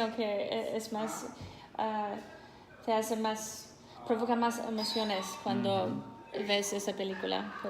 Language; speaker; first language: Spanish; non-native, fluent; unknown